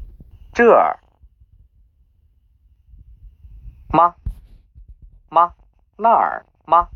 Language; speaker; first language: Chinese; non-native, learner; English